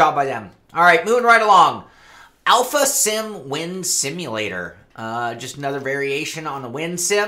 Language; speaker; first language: English; native; English